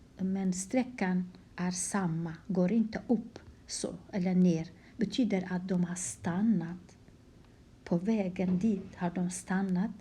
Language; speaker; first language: Swedish; non-native, fluent; Kurdish